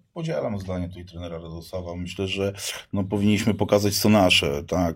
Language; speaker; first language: Polish; native; Polish